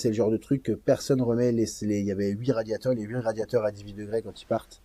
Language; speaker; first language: French; native; French